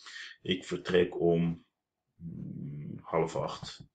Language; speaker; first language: Dutch; non-native, fluent; Turkish